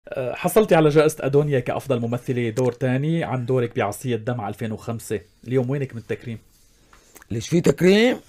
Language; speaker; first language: Arabic; native; Arabic